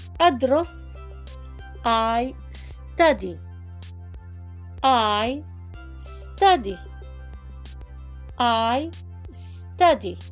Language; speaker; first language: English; non-native, fluent; Arabic